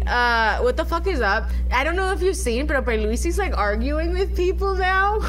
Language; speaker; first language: English; early bilingual, other home language; Spanish